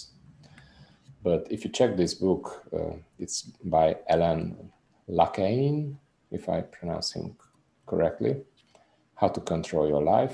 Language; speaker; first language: English; non-native, fluent; Hungarian